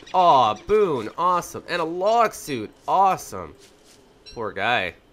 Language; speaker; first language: English; native; English